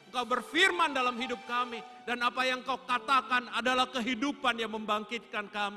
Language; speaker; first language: Indonesian; native; Indonesian